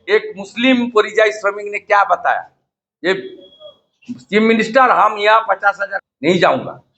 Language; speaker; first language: Hindi; non-native, local second language; Bangla